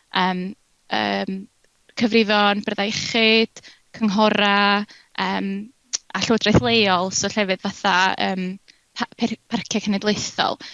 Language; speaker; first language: Welsh; native; Welsh